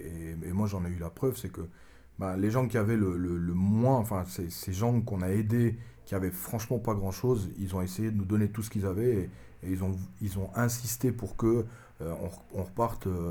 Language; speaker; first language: French; early bilingual, other home language; Albanian